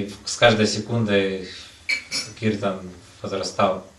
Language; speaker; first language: Russian; native; Russian